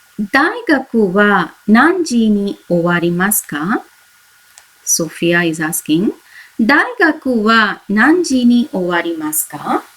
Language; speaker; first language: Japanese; non-native, fluent; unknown